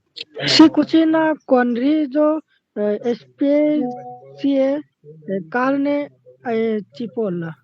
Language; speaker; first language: Italian; non-native, learner; Bangla